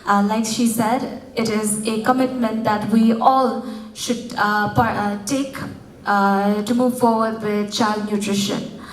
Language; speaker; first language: English; non-native, local second language; Nepali